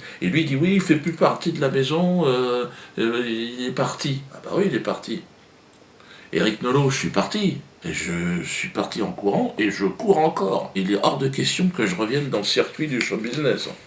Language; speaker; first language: French; native; French